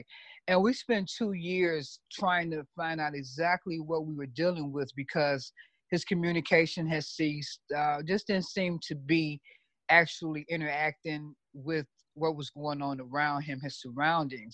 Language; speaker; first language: English; native; English